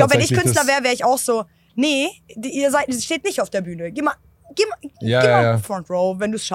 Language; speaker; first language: German; native; German